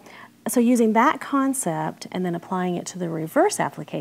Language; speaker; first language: English; native; English